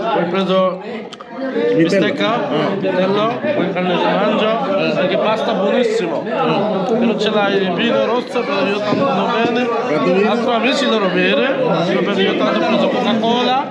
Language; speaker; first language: Italian; non-native, learner; Sinhala